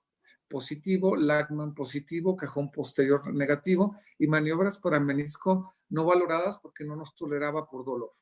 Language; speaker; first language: Spanish; native; Spanish